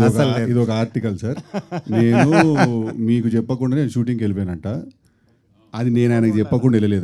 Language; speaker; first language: Telugu; native; Telugu